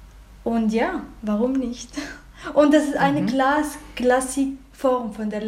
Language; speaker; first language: German; non-native, learner; Arabic